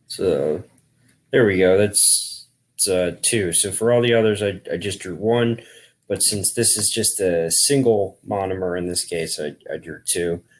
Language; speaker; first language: English; native; English